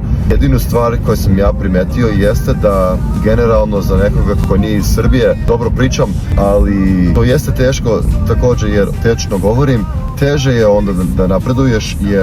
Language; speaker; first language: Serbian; non-native, fluent; English